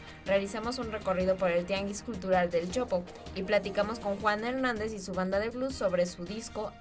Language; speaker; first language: Spanish; native; Spanish